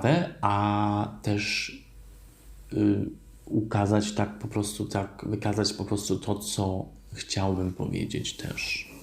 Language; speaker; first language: Polish; early bilingual, heritage; Polish